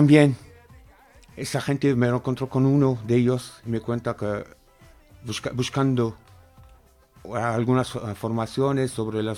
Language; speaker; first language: Spanish; non-native, fluent; Arabic